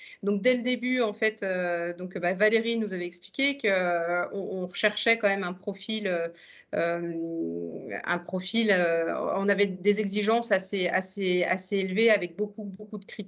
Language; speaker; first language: French; native; French